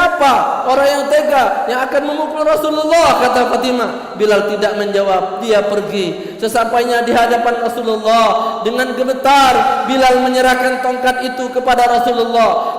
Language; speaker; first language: Indonesian; native; Indonesian